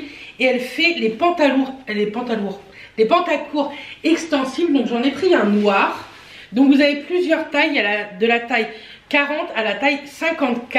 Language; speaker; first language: French; native; French